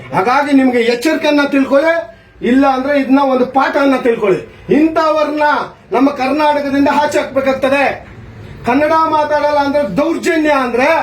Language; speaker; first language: Kannada; native; Kannada